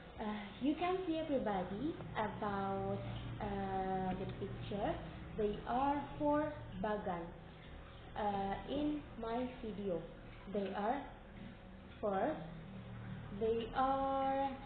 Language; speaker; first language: English; non-native, learner; Indonesian